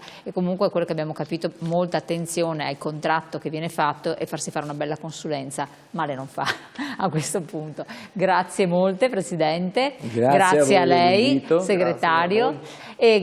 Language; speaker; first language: Italian; native; Italian